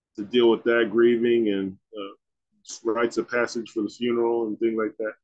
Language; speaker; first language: English; native; English